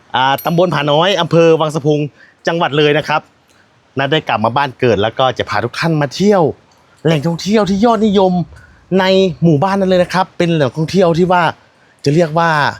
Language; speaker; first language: Thai; non-native, local second language; Northeastern Thai